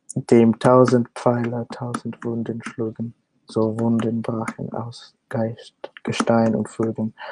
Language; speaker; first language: German; non-native, learner; English